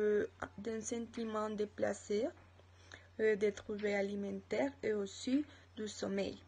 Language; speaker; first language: French; non-native, learner; Spanish